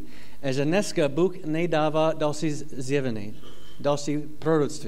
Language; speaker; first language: Czech; non-native, fluent; English